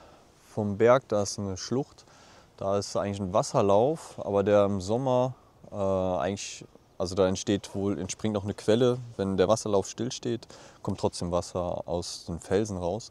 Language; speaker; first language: German; native; German